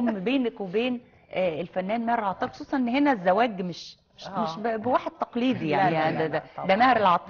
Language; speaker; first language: Arabic; native; Arabic